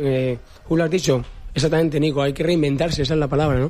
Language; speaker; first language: Spanish; native; Spanish